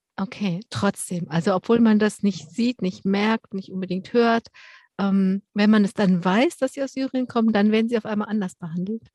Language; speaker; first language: German; native; German